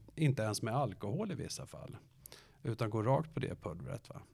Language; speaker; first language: Swedish; native; Swedish